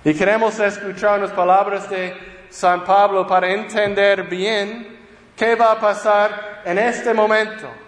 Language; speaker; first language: Spanish; non-native, fluent; English